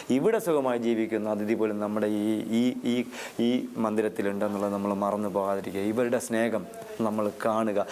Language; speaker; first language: Malayalam; native; Malayalam